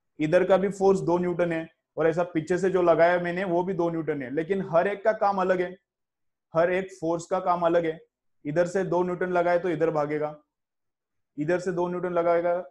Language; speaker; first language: Hindi; non-native, local second language; Marathi